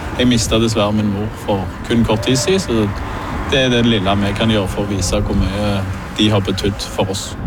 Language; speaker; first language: Norwegian; native; Norwegian